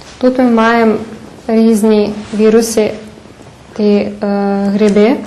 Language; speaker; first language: Ukrainian; early bilingual, heritage; Ukrainian